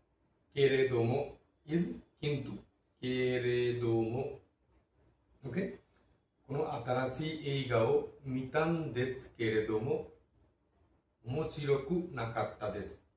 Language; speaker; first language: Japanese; non-native, fluent; Bangla